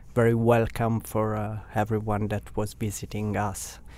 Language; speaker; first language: English; non-native, learner; Italian